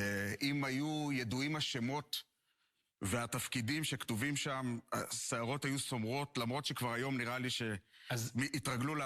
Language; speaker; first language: Hebrew; native; Hebrew